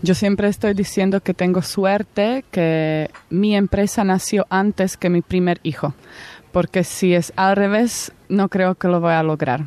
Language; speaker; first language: Spanish; non-native, fluent; Slovak